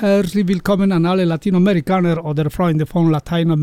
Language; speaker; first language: German; non-native, learner; Spanish